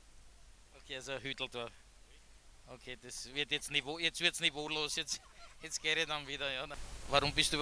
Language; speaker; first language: German; native; German